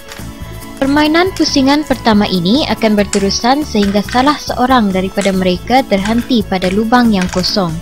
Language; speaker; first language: Malay; native; Malay